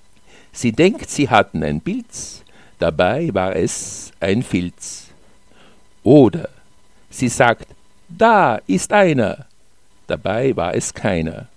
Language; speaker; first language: German; native; German